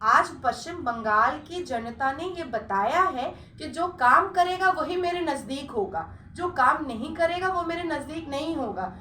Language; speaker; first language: Hindi; native; Hindi